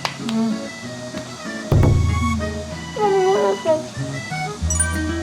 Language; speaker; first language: Korean; non-native, fluent; German